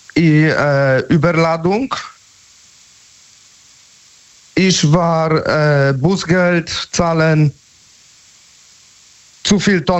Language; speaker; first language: German; non-native, learner; Polish